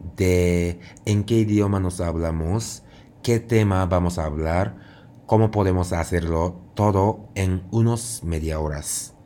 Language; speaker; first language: Spanish; non-native, fluent; Japanese